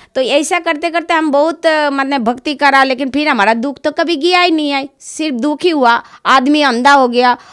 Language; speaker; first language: Hindi; non-native, local second language; Bangla